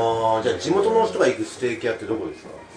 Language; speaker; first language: Japanese; native; Japanese